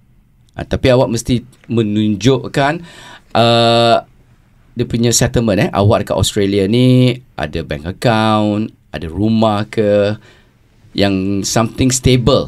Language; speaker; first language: Malay; native; Malay